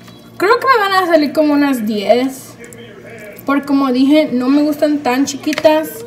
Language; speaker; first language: Spanish; early bilingual, heritage; Spanish